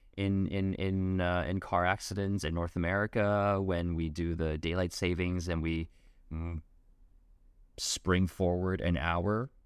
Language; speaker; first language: English; native; English